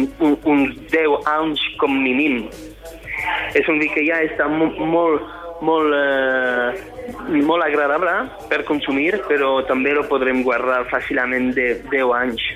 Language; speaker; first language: Catalan; non-native, fluent; French